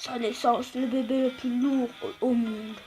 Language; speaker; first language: French; native; French